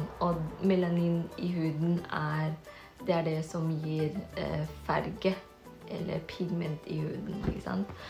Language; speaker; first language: Norwegian; non-native, fluent; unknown